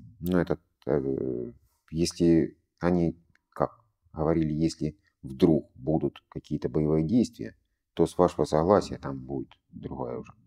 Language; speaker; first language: Russian; native; Russian